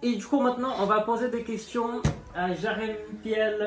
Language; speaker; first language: French; non-native, fluent; Portuguese